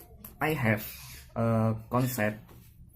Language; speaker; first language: English; non-native, learner; Indonesian